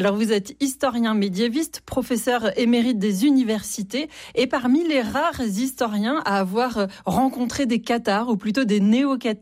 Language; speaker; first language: French; native; French